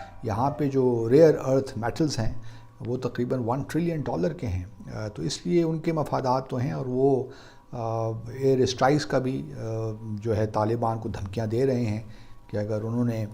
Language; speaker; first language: Urdu; native; Urdu